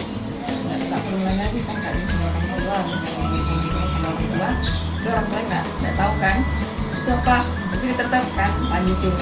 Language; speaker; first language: Indonesian; non-native, local second language; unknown